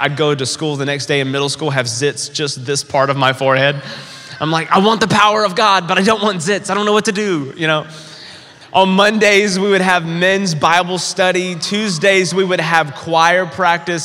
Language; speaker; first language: English; native; English